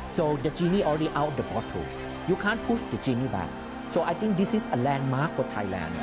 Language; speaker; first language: English; non-native, fluent; Thai